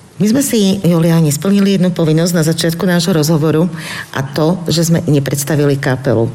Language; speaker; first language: Slovak; native; Slovak